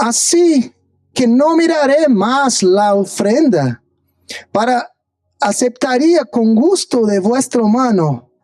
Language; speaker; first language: Spanish; non-native, fluent; Portuguese